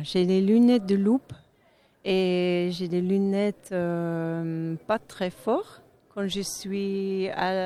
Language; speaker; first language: French; non-native, fluent; English